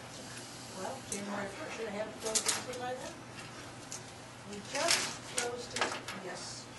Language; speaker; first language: English; native; English